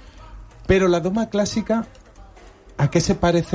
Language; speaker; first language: Spanish; native; Spanish